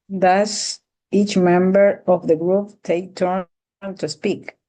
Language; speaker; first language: English; non-native, learner; Spanish